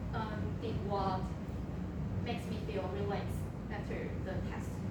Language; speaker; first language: English; non-native, local second language; Chinese